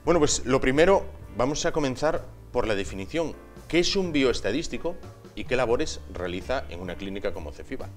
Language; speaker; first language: Spanish; native; Spanish